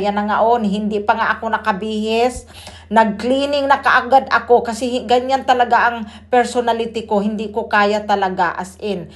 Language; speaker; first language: Filipino; native; Filipino